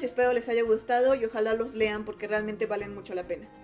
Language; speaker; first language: Spanish; native; Spanish